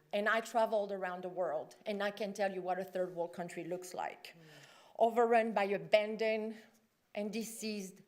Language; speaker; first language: English; non-native, fluent; French